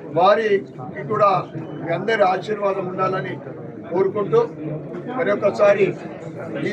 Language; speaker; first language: Telugu; native; Telugu